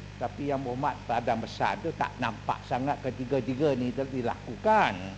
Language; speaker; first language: Malay; non-native, local second language; Chinese